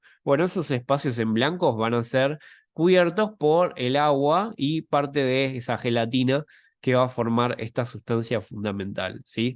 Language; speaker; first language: Spanish; native; Spanish